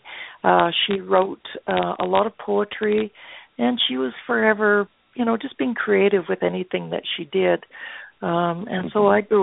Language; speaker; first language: English; native; English